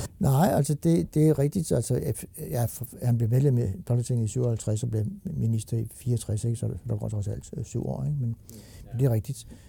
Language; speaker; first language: Danish; native; Danish